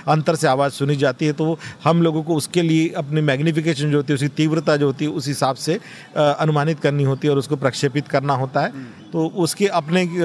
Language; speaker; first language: Hindi; non-native, local second language; Marathi